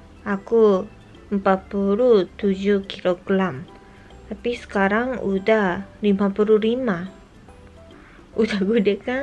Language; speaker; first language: Indonesian; non-native, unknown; Japanese